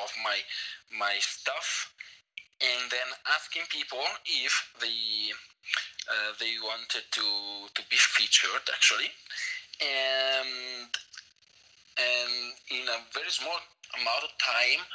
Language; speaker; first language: English; non-native, fluent; Italian